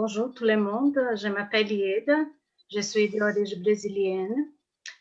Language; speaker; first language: French; non-native, fluent; Portuguese